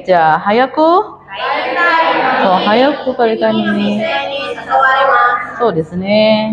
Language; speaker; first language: Japanese; non-native, fluent; Indonesian